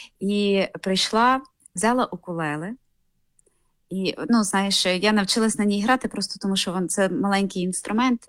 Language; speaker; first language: Ukrainian; native; Ukrainian